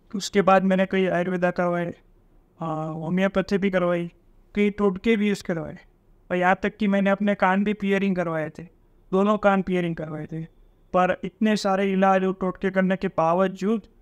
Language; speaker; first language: Hindi; non-native, local second language; Gujarati